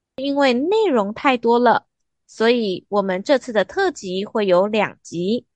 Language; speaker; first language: Chinese; native; Chinese